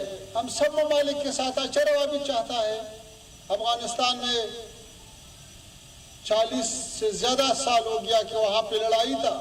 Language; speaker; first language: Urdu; non-native, fluent; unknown